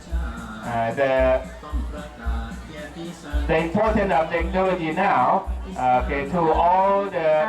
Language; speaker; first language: English; non-native, learner; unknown